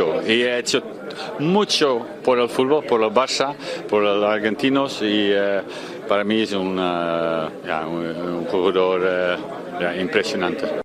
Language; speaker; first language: Spanish; non-native, fluent; Dutch